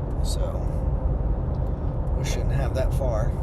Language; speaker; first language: English; native; English